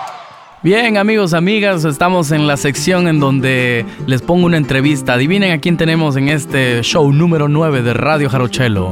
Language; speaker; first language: Spanish; native; Spanish